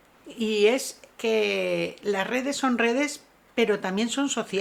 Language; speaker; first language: Spanish; native; Spanish